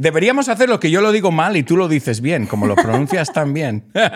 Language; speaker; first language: Spanish; non-native, fluent; English